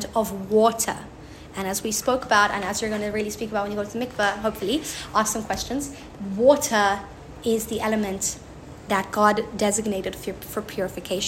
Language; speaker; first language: English; native; English